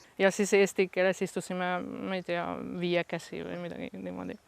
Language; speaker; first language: Estonian; non-native, fluent; Hungarian